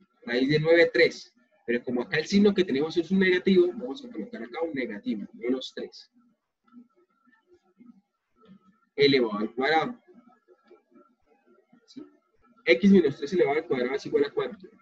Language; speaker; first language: Spanish; native; Spanish